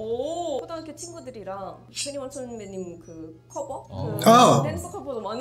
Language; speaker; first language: Korean; non-native, fluent; Indonesian